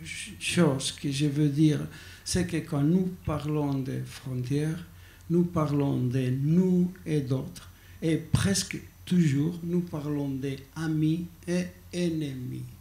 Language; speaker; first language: French; non-native, learner; Basque